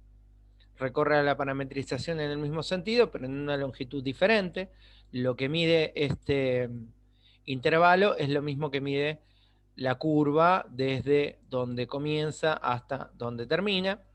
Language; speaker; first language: Spanish; native; Spanish